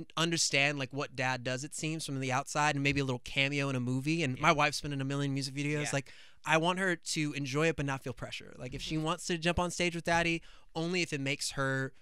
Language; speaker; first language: English; native; English